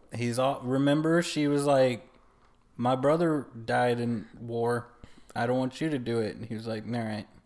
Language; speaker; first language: English; native; English